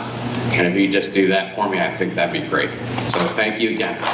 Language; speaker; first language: English; native; English